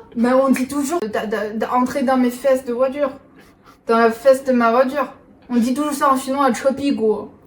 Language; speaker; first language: French; non-native, fluent; Chinese